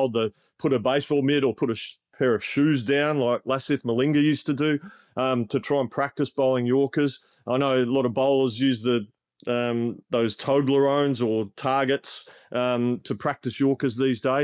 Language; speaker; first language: English; native; English